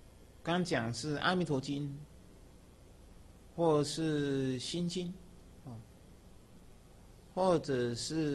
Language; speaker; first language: Chinese; native; Chinese